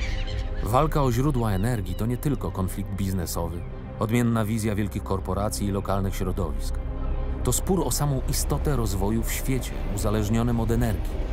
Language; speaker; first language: Polish; native; Polish